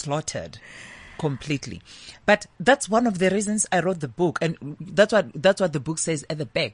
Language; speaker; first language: English; non-native, local second language; Northern Sotho